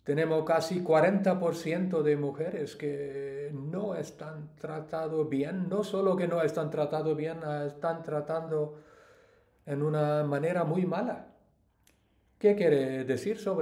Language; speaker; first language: Spanish; non-native, learner; English